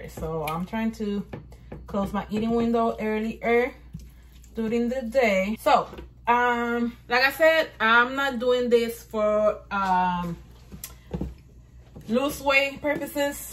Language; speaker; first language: English; non-native, fluent; Spanish